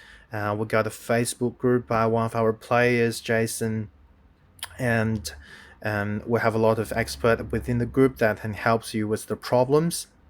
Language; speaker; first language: English; non-native, fluent; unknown